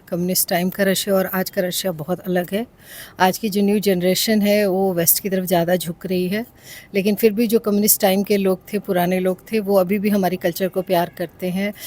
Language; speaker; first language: Hindi; native; Hindi